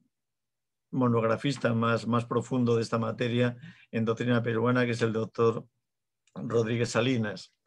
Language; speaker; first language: Spanish; native; Spanish